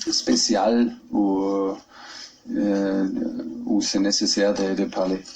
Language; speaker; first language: French; non-native, learner; German